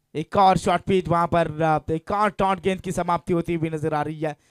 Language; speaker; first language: Hindi; non-native, local second language; Marathi